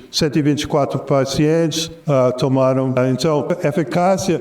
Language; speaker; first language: Portuguese; non-native, fluent; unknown